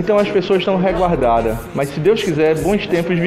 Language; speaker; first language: Portuguese; native; Portuguese